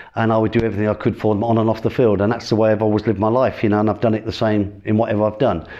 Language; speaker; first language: English; native; English